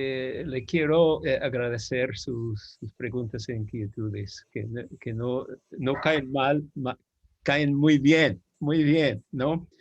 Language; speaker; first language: Spanish; non-native, fluent; English